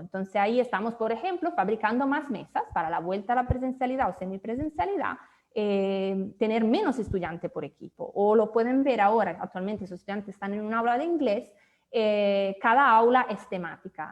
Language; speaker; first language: Spanish; native; Spanish